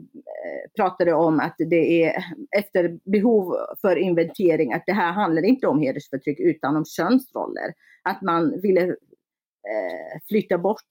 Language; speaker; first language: Swedish; non-native, fluent; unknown